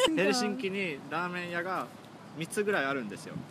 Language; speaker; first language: Japanese; non-native, fluent; Finnish